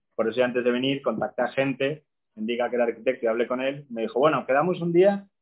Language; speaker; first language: Spanish; native; Spanish